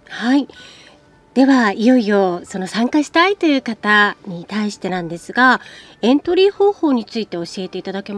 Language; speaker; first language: Japanese; native; Japanese